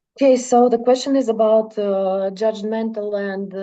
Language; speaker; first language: English; non-native, fluent; Russian